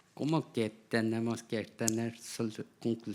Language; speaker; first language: Spanish; non-native, learner; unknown